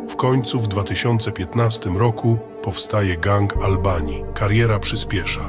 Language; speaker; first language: Polish; native; Polish